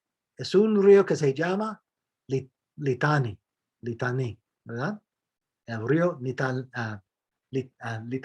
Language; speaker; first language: Spanish; non-native, fluent; English